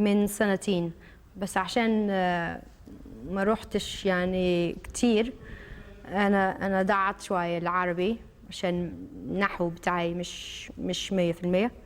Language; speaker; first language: Arabic; early bilingual, heritage; Arabic